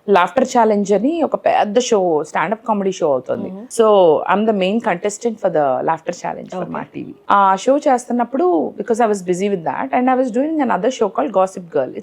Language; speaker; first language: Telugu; native; Telugu